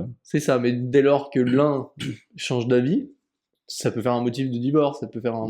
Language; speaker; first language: French; native; French